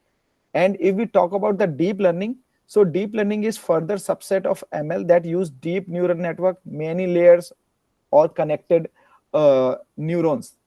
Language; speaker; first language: English; non-native, learner; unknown